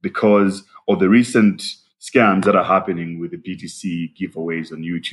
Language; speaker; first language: English; non-native, local second language; Nyanja